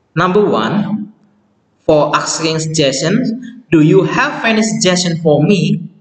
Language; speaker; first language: English; non-native, fluent; Indonesian